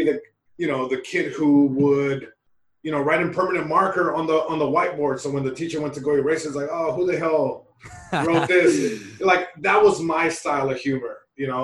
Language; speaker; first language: English; early bilingual, other home language; Spanish